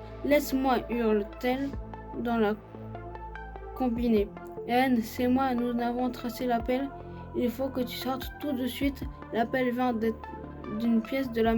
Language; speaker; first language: French; native; French